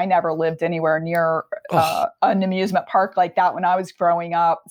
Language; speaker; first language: English; native; English